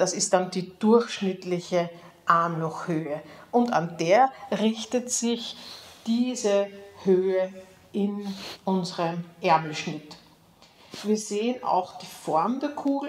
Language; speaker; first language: German; native; German